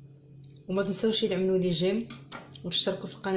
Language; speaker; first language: Arabic; native; Arabic